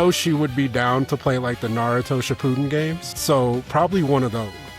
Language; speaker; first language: English; native; English